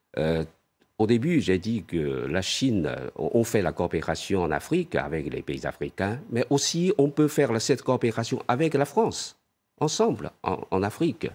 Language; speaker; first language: French; non-native, fluent; Chinese